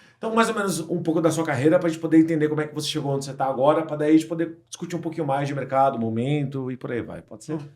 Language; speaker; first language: Portuguese; native; Portuguese